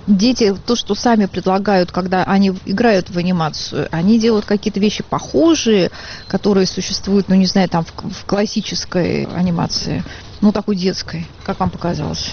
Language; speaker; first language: Russian; native; Russian